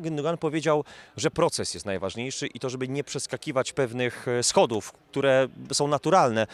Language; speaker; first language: Polish; native; Polish